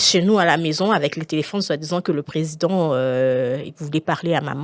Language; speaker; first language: French; non-native, local second language; Lingala